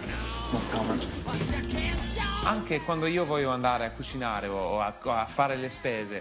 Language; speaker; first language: Italian; non-native, fluent; English